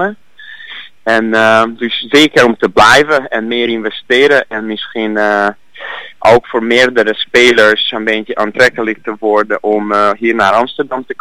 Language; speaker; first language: Dutch; non-native, learner; Hungarian